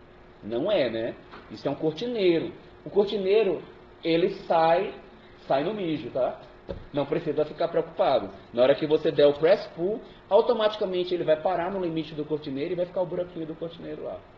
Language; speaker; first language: Portuguese; native; Portuguese